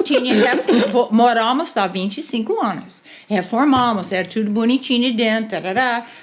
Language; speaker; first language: Portuguese; non-native, fluent; English